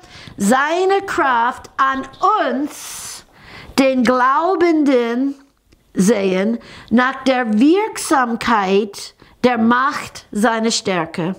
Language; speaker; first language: German; non-native, fluent; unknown